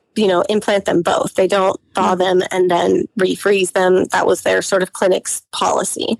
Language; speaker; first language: English; native; English